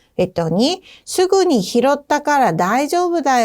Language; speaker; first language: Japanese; non-native, fluent; Korean